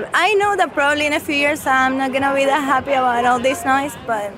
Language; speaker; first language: English; non-native, fluent; Spanish